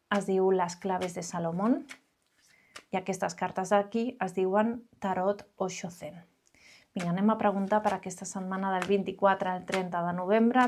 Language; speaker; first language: Catalan; non-native, local second language; Spanish